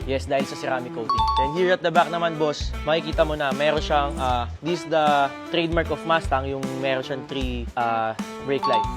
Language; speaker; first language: Filipino; native; Filipino